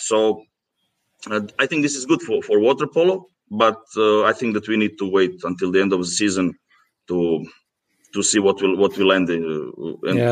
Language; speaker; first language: English; non-native, fluent; Greek